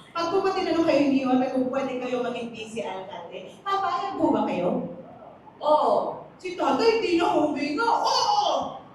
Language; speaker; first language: Filipino; native; Filipino